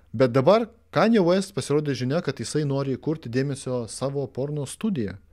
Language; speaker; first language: Lithuanian; non-native, local second language; Russian